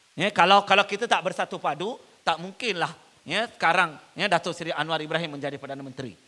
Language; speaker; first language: Malay; non-native, local second language; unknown